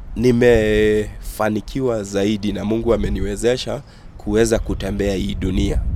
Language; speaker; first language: Swahili; non-native, local second language; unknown